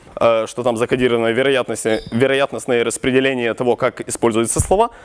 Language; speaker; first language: Russian; non-native, local second language; Ukrainian